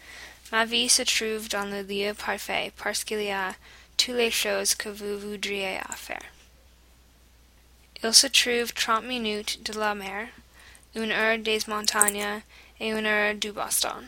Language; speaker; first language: French; non-native, learner; English